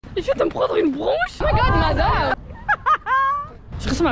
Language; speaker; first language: French; native; French